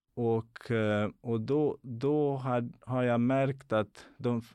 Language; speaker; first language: Swedish; non-native, fluent; Bosnian